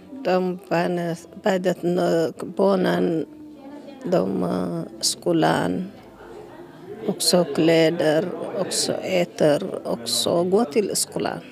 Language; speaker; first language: Swedish; non-native, learner; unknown